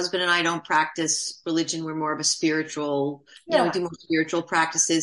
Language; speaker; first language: English; native; English